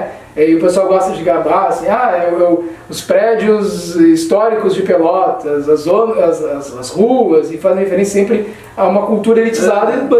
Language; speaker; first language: Portuguese; native; Portuguese